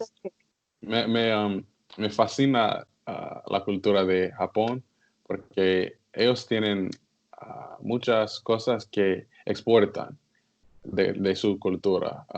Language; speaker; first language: Spanish; non-native, learner; English